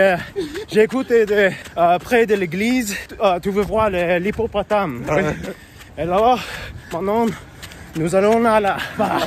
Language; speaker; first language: French; non-native, learner; English